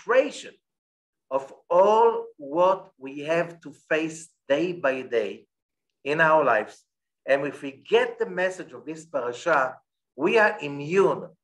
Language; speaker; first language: English; non-native, fluent; Hebrew